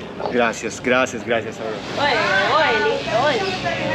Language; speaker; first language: Spanish; non-native, learner; Italian